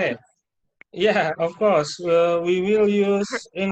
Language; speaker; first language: English; non-native, fluent; Indonesian